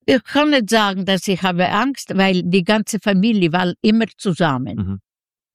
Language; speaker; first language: German; non-native, learner; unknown